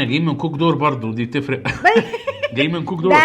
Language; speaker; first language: Arabic; native; Arabic